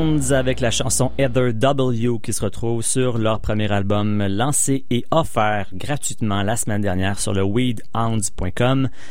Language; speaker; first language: French; native; French